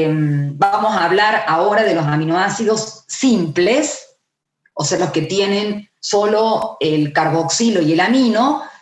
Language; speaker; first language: Spanish; native; Spanish